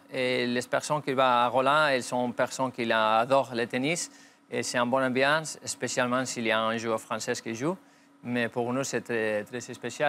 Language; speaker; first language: French; non-native, fluent; Spanish